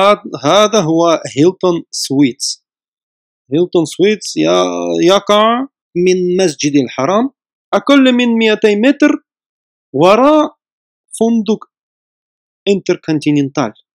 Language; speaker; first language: Arabic; non-native, fluent; Russian